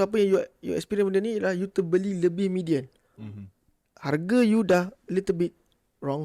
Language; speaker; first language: Malay; native; Malay